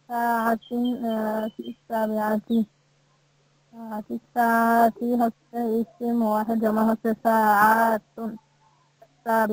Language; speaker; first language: Arabic; non-native, learner; Bangla